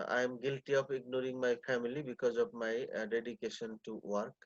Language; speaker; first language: English; non-native, local second language; Bangla